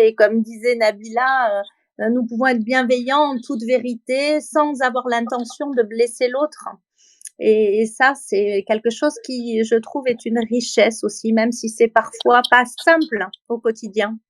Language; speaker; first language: French; native; French